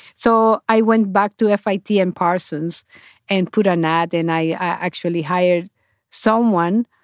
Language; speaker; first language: English; non-native, fluent; Spanish